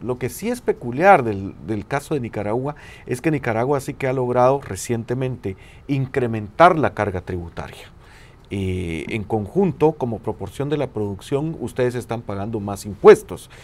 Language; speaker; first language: Spanish; native; Spanish